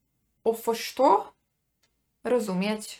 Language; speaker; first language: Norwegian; non-native, fluent; Polish